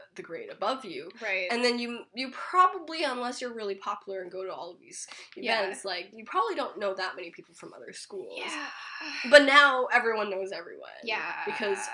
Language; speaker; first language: English; native; English